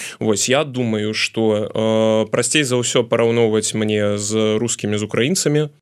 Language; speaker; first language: Belarusian; non-native, local second language; Russian